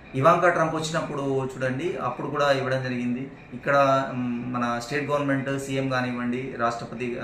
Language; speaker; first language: Telugu; native; Telugu